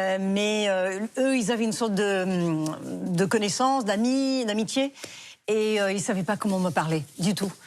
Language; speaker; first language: French; non-native, fluent; English